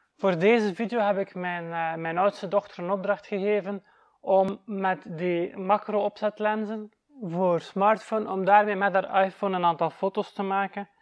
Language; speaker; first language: Dutch; native; Dutch